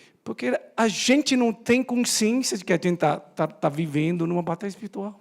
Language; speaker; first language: Portuguese; native; Portuguese